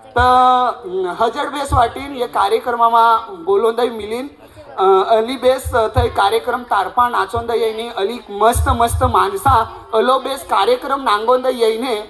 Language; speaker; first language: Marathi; non-native, local second language; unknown